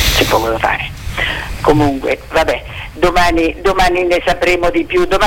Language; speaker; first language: Italian; native; Italian